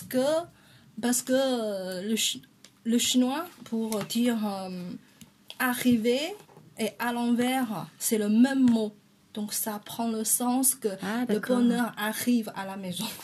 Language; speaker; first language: French; non-native, fluent; Chinese